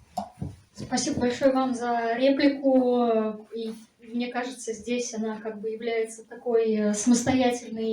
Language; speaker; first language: Russian; native; Russian